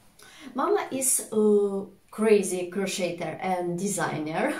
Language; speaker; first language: English; non-native, fluent; Russian